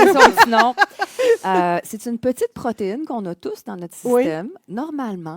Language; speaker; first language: French; native; French